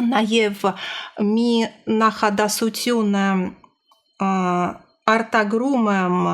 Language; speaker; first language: Armenian; non-native, learner; Russian